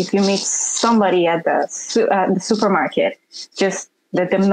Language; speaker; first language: English; non-native, fluent; Spanish